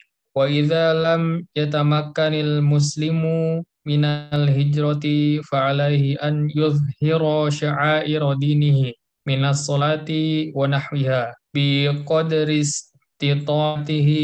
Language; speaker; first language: Arabic; non-native, learner; Indonesian